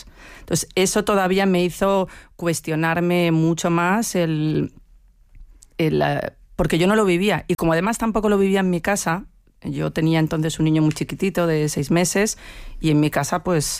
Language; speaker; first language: Spanish; native; Spanish